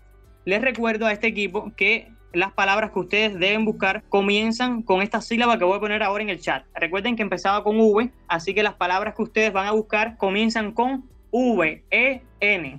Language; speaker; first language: Spanish; native; Spanish